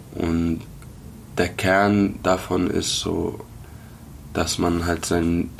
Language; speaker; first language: German; early bilingual, other home language; Arabic